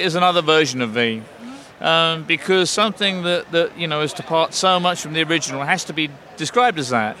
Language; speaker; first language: English; native; English